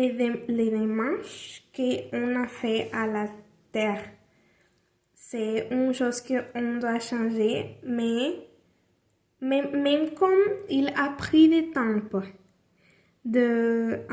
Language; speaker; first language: French; non-native, learner; Spanish